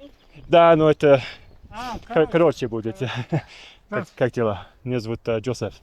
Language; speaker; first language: Russian; non-native, fluent; English